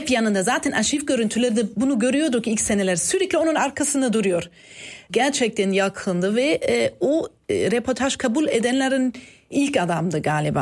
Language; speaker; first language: Turkish; non-native, fluent; German